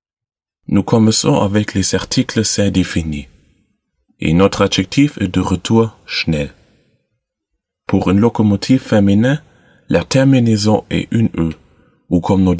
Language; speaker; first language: French; non-native, learner; German